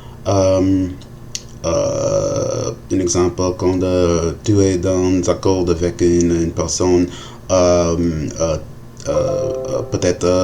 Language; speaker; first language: French; non-native, learner; English